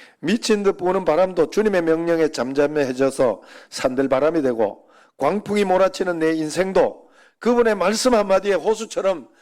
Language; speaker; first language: Korean; native; Korean